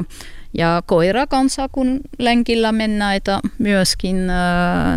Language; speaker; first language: Finnish; non-native, learner; French